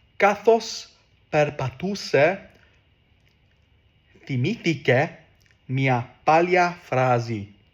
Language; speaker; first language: Greek; non-native, learner; English